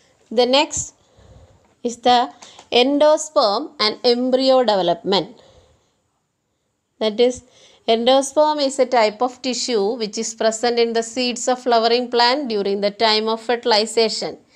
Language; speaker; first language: English; non-native, local second language; Malayalam